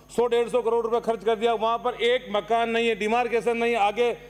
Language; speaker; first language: Hindi; native; Hindi